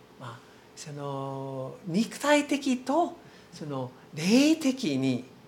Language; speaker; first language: Japanese; non-native, learner; English